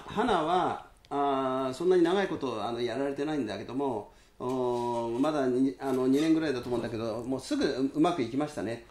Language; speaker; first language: Japanese; native; Japanese